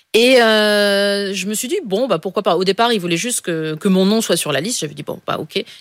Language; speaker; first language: French; native; French